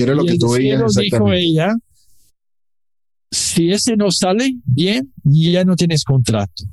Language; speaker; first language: Spanish; non-native, learner; English